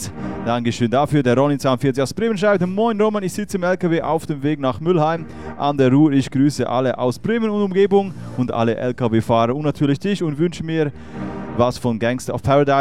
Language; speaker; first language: German; native; German